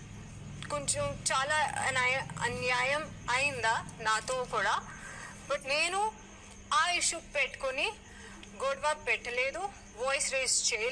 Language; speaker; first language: Telugu; non-native, learner; Hindi